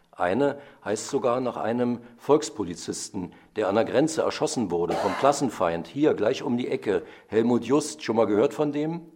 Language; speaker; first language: German; native; German